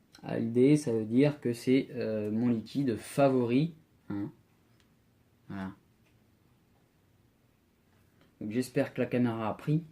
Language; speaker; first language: French; native; French